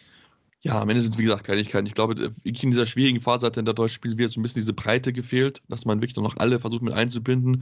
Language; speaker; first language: German; native; German